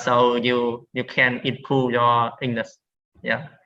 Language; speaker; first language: English; non-native, learner; Vietnamese